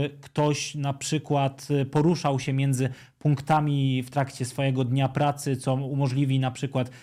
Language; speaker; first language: Polish; native; Polish